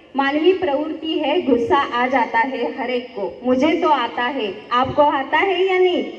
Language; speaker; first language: Hindi; non-native, local second language; Marathi